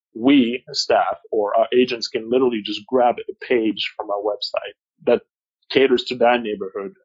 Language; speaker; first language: English; non-native, fluent; French